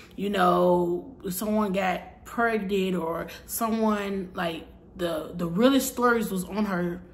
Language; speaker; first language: English; native; English